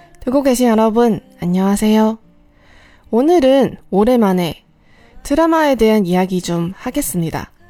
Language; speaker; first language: Korean; non-native, fluent; Chinese